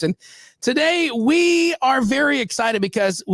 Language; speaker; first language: English; native; English